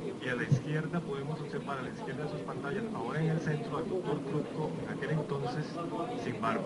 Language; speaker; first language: Spanish; native; Spanish